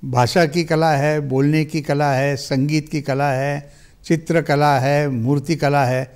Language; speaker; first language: Hindi; non-native, local second language; Marathi